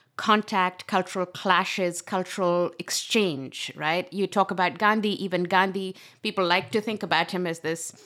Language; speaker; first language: English; non-native, local second language; Urdu